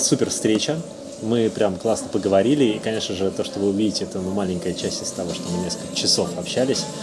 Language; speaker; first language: Russian; native; Russian